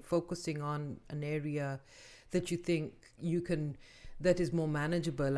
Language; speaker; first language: English; non-native, local second language; Urdu